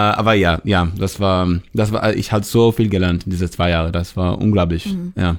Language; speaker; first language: German; non-native, learner; Hebrew